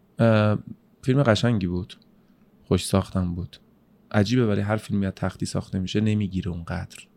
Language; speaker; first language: Persian; native; Persian